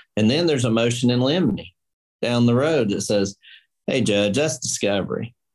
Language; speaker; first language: English; native; English